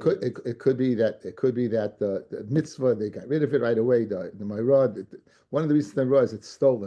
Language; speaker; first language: English; native; English